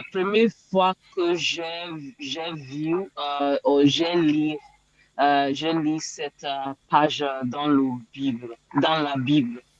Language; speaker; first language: French; non-native, learner; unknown